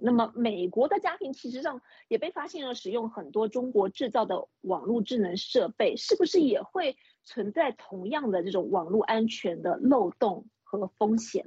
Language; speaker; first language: Chinese; native; Chinese